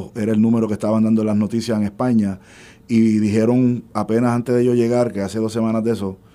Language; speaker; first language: Spanish; native; Spanish